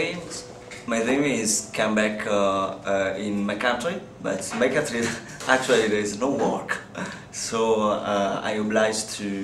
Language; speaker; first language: English; non-native, learner; Italian